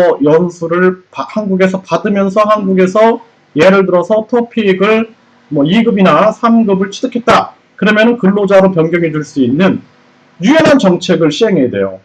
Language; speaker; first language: Korean; native; Korean